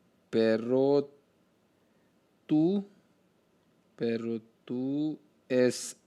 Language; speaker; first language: Spanish; non-native, learner; Hindi